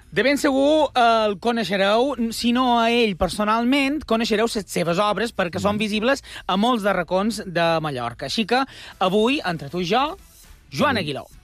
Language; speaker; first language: Catalan; native; Catalan